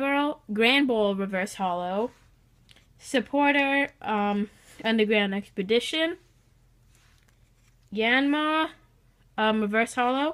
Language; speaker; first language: English; native; English